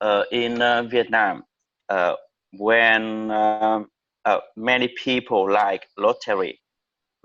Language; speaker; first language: English; non-native, learner; Vietnamese